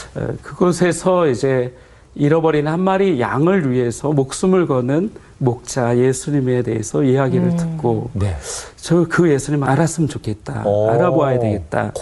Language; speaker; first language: Korean; native; Korean